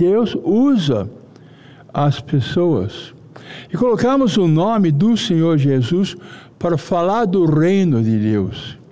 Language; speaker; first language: Portuguese; non-native, fluent; English